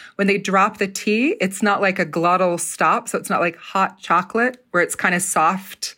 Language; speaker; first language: English; native; English